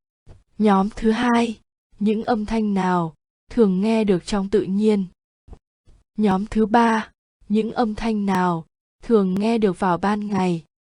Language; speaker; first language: Vietnamese; native; Vietnamese